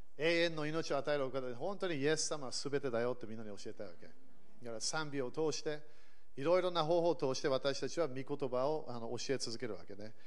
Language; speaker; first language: Japanese; early bilingual, other home language; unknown